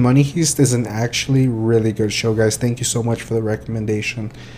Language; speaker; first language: English; early bilingual, other home language; Spanish